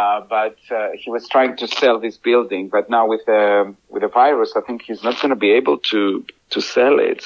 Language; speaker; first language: English; non-native, fluent; Greek